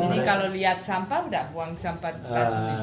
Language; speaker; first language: Indonesian; non-native, fluent; Spanish